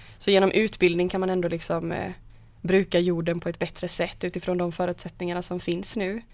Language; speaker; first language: Swedish; native; Swedish